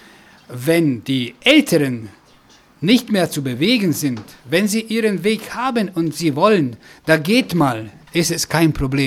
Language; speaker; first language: German; non-native, fluent; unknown